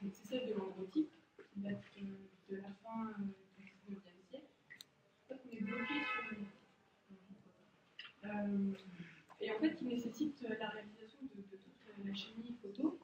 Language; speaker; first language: French; native; French